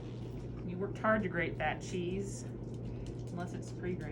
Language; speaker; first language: English; native; English